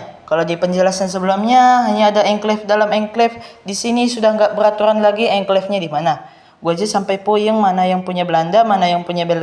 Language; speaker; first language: Indonesian; native; Indonesian